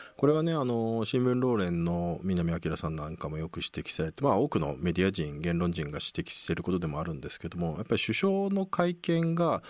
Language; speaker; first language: Japanese; native; Japanese